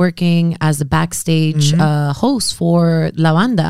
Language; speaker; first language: English; early bilingual, other home language; Spanish